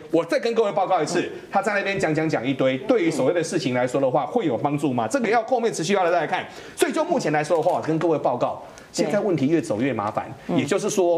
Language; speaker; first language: Chinese; native; Chinese